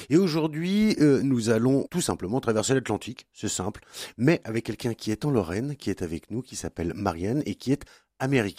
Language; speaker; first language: French; native; French